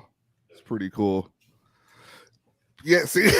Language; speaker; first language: English; native; English